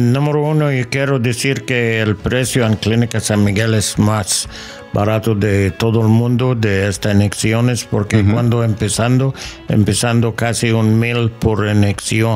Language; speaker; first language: Spanish; non-native, learner; English